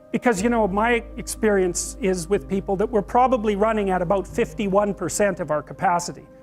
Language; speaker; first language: English; native; English